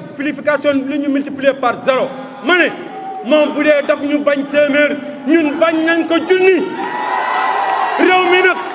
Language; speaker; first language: Wolof; non-native, local second language; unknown